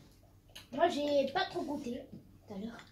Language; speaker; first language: French; native; French